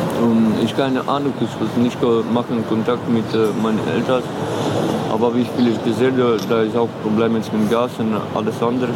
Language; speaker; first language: German; non-native, learner; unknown